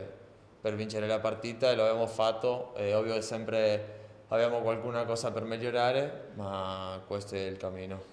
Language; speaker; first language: Italian; non-native, learner; Spanish